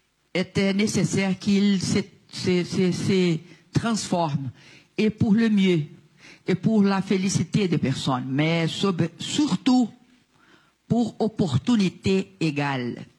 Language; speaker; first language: French; non-native, learner; Portuguese